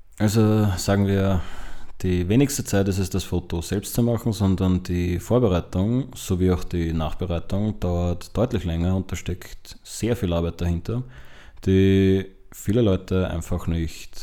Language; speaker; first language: German; native; German